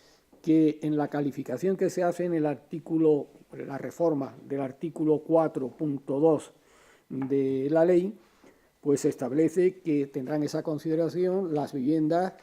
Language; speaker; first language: Spanish; native; Spanish